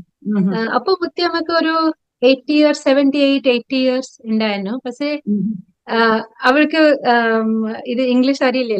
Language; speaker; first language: Malayalam; non-native, local second language; Odia